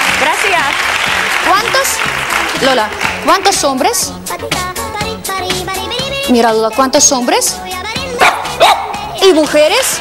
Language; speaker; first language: Spanish; non-native, learner; Russian